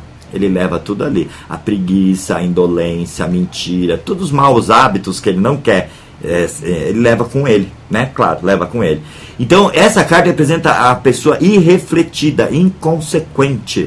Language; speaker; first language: Portuguese; native; Portuguese